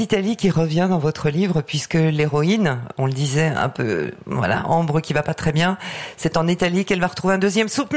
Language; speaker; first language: French; native; French